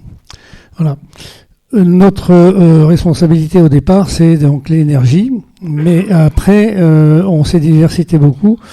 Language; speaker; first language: French; native; French